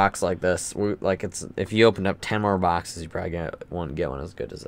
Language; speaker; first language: English; native; English